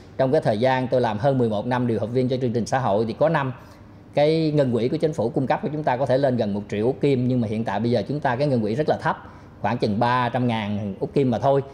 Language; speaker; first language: Vietnamese; native; Vietnamese